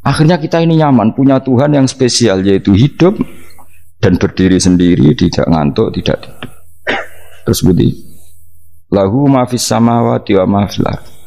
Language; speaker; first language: Indonesian; non-native, local second language; Javanese